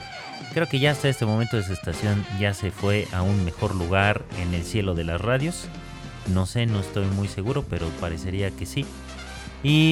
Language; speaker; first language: Spanish; native; Spanish